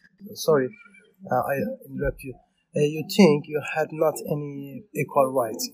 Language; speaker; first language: English; non-native, learner; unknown